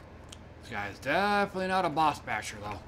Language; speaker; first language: English; native; English